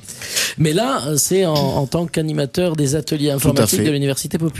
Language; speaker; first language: French; native; French